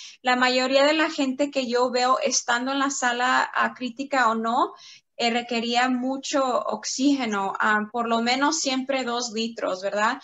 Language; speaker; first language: Spanish; early bilingual, heritage; Spanish